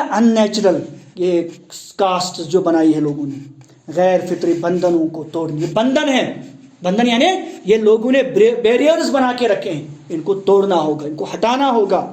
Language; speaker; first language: Urdu; non-native, local second language; Kashmiri